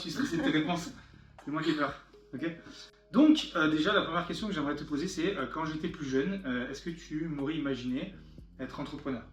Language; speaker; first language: French; native; French